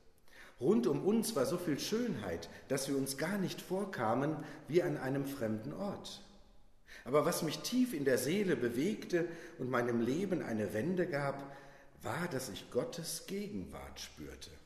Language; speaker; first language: German; native; German